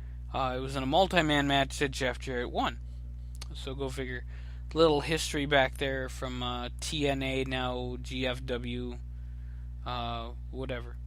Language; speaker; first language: English; native; English